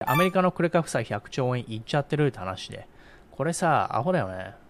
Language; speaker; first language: Japanese; native; Japanese